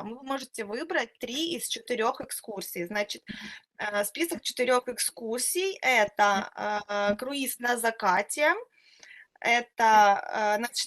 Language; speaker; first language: Russian; native; Russian